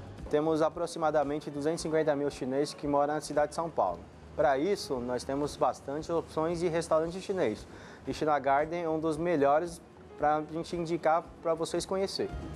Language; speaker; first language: Portuguese; non-native, fluent; Chinese